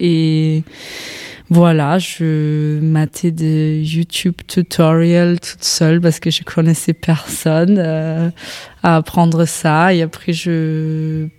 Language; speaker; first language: French; non-native, fluent; German